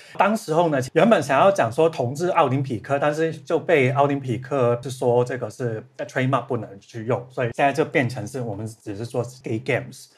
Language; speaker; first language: Chinese; non-native, local second language; Cantonese